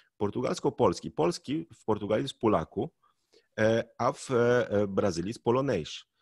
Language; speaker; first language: Polish; native; Polish